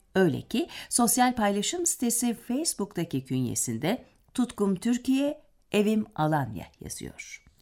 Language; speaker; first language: Turkish; native; Turkish